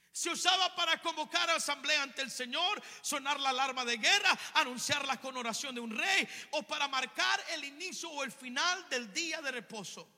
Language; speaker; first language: Spanish; native; Spanish